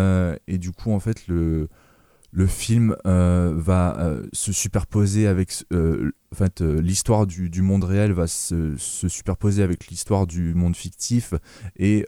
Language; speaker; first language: French; native; French